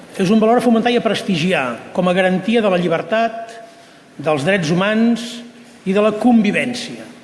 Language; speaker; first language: Catalan; native; Catalan